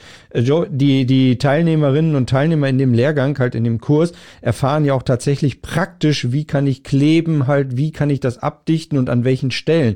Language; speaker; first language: German; native; German